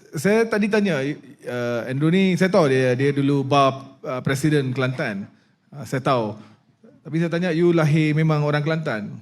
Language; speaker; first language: Malay; non-native, local second language; Punjabi